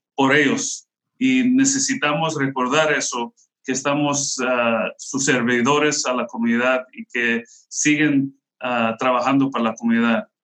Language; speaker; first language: Spanish; non-native, local second language; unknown